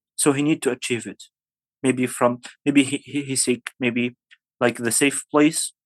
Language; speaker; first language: English; non-native, fluent; Arabic